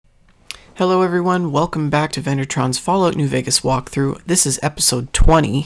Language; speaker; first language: English; native; English